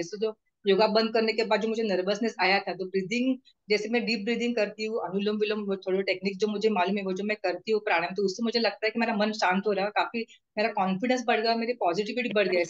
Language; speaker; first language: Hindi; non-native, local second language; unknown